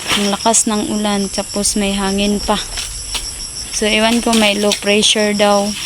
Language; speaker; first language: Filipino; non-native, local second language; Cebuano